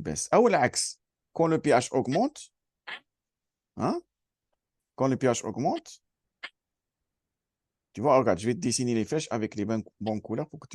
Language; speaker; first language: French; non-native, fluent; Arabic